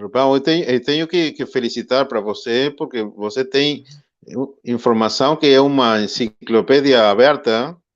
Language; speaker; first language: Portuguese; non-native, fluent; Spanish